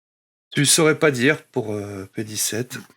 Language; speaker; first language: French; native; French